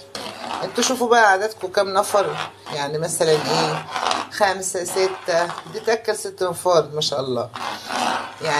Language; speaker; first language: Arabic; native; Arabic